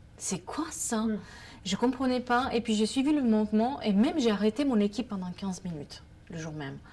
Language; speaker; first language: French; non-native, fluent; Romanian